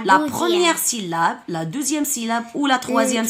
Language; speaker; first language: French; non-native, local second language; Arabic